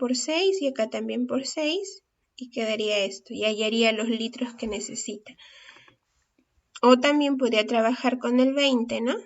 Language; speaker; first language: Spanish; native; Spanish